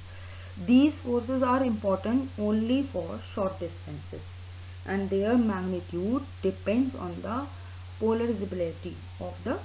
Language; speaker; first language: English; non-native, local second language; Hindi